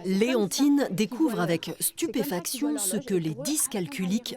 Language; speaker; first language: French; native; French